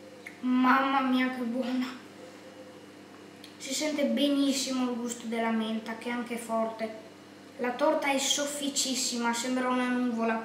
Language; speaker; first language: Italian; native; Italian